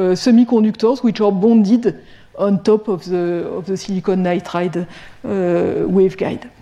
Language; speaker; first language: English; non-native, fluent; French